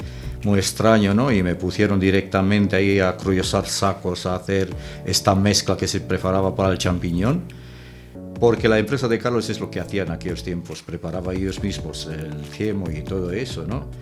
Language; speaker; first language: Spanish; non-native, fluent; Romanian